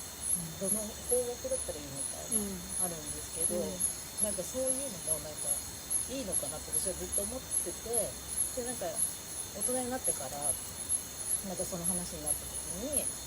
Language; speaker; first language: Japanese; native; Japanese